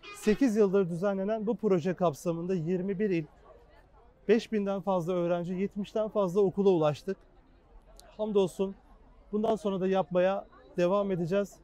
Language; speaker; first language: Turkish; native; Turkish